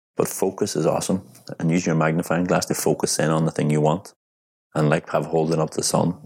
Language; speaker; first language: English; native; English